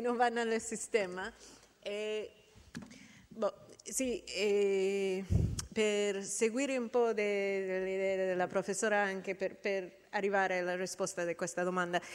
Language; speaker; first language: Italian; non-native, learner; English